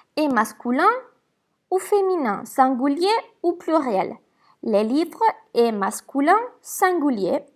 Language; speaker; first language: French; non-native, fluent; Spanish